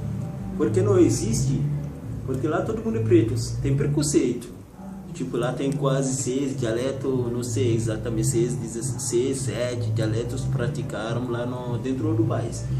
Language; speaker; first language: Portuguese; non-native, learner; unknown